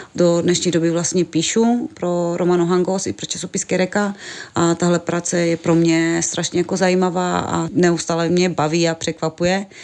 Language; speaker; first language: Czech; non-native, local second language; Romany